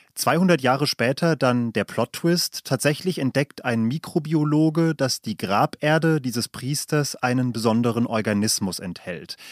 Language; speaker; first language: German; native; German